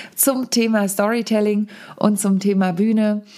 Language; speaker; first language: German; native; German